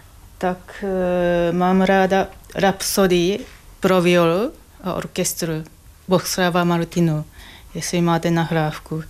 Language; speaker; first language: Czech; non-native, fluent; Japanese